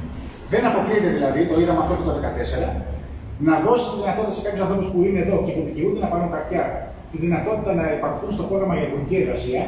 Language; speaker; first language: Greek; native; Greek